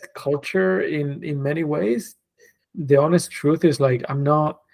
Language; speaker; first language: English; non-native, fluent; Spanish